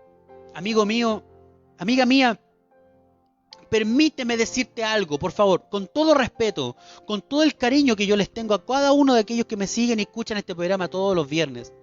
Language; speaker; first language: Spanish; native; Spanish